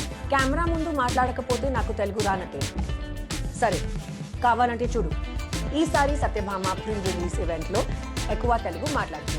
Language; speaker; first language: Telugu; non-native, local second language; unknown